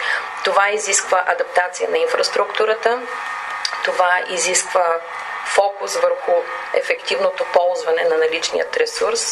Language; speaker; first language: Bulgarian; native; Bulgarian